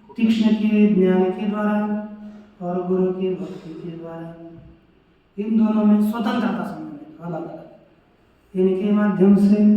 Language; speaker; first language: Hindi; non-native, local second language; Marathi